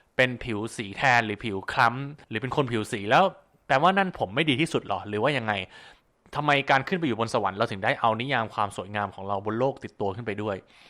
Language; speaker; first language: Thai; native; Thai